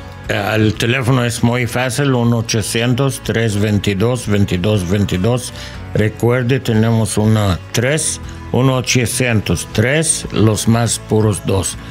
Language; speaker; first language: Spanish; non-native, learner; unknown